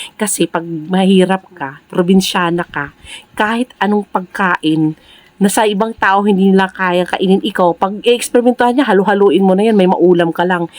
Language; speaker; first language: Filipino; non-native, local second language; Cebuano